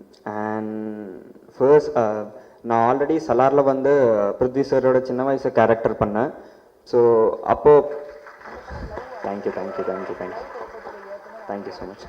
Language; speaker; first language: Tamil; non-native, learner; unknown